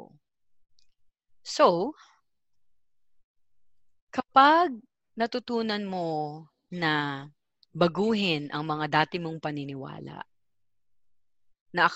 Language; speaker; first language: English; non-native, local second language; Filipino